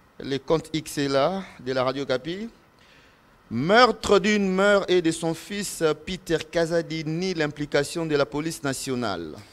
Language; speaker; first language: French; native; French